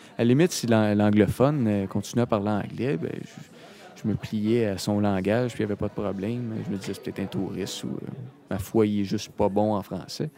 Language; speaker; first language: French; native; French